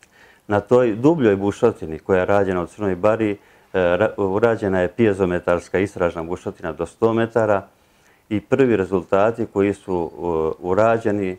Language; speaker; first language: Serbian; native; Serbian